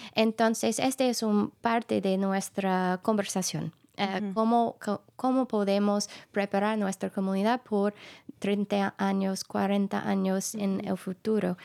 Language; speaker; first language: Spanish; non-native, learner; English